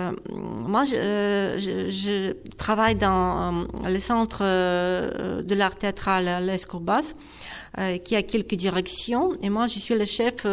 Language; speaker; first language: French; non-native, fluent; Ukrainian